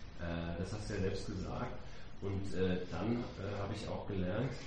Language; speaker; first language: German; native; German